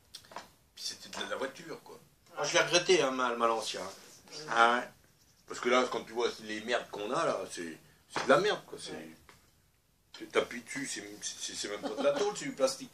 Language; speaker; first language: French; native; French